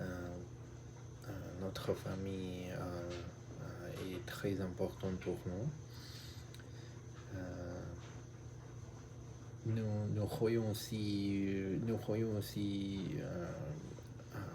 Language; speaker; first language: French; non-native, learner; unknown